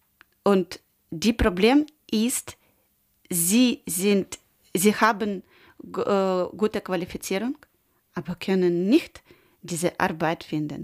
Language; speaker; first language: German; non-native, learner; Ukrainian